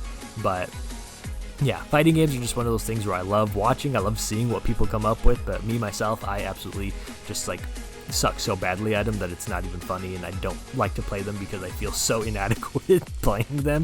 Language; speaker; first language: English; native; English